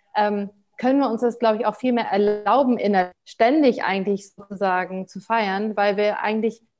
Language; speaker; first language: German; early bilingual, other home language; English